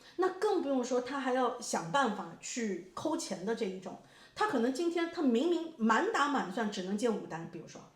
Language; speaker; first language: Chinese; native; Chinese